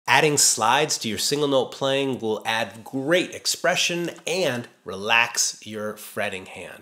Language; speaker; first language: English; native; English